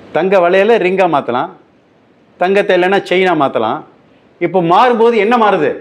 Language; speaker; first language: Tamil; native; Tamil